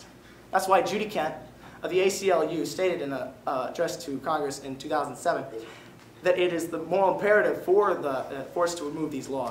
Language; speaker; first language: English; native; English